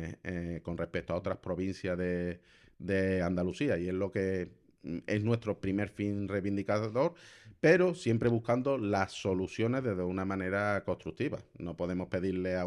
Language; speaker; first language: Spanish; native; Spanish